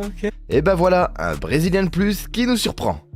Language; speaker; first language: French; native; French